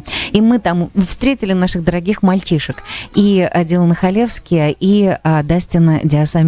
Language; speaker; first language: Russian; native; Russian